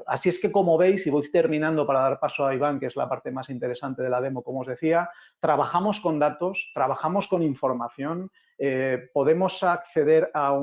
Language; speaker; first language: Spanish; native; Spanish